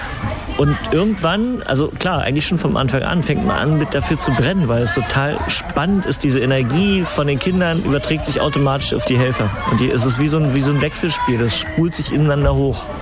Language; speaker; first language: German; native; German